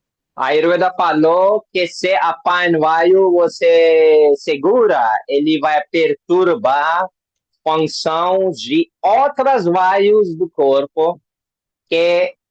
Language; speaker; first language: Portuguese; non-native, learner; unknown